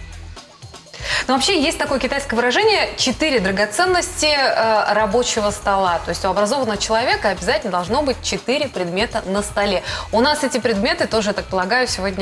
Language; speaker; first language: Russian; native; Russian